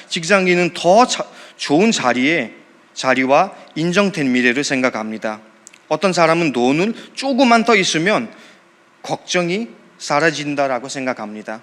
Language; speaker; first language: Korean; non-native, fluent; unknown